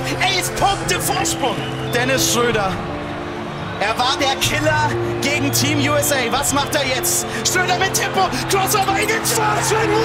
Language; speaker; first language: German; native; German